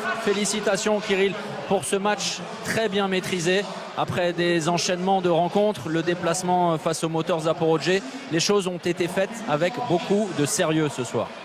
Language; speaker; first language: French; native; French